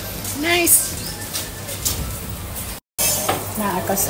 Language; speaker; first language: English; non-native, learner; Thai